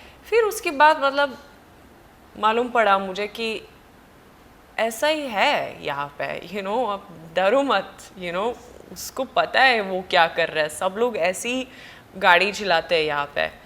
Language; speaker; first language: Hindi; non-native, fluent; Swedish